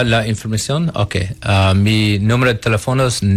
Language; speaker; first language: Spanish; non-native, learner; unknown